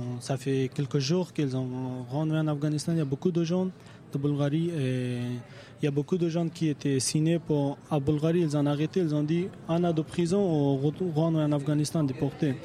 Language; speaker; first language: French; non-native, learner; Persian